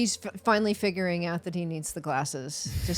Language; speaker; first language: English; native; English